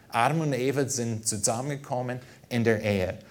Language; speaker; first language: German; non-native, fluent; English